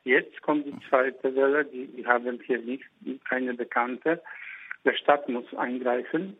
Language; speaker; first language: German; non-native, fluent; Polish